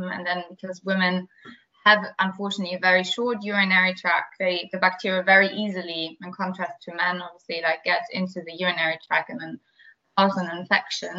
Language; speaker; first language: English; non-native, fluent; German